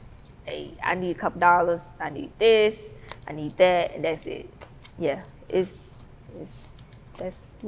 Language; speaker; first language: English; native; English